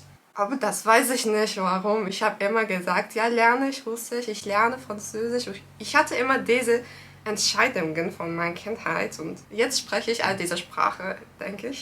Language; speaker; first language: German; non-native, fluent; Turkish